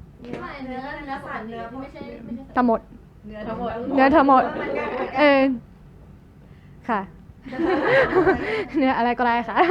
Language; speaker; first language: Thai; non-native, learner; Japanese